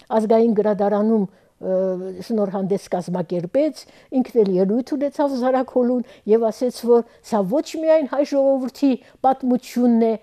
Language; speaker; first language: Armenian; early bilingual, heritage; Armenian